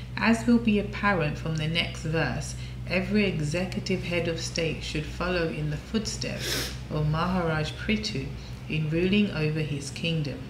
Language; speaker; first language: English; native; English